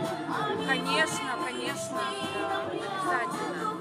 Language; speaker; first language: Russian; non-native, fluent; Estonian